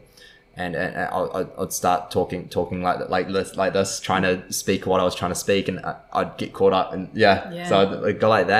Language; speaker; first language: English; native; English